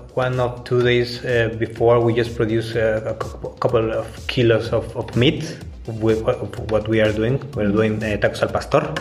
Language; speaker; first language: English; non-native, fluent; Spanish